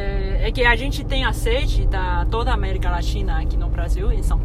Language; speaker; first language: Portuguese; non-native, fluent; Chinese